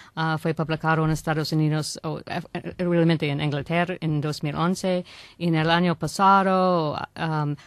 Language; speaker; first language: Spanish; non-native, learner; English